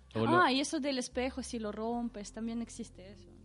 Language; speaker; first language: Spanish; non-native, fluent; Russian